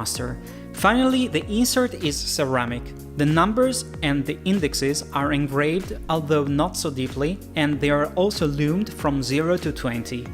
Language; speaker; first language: English; non-native, fluent; Italian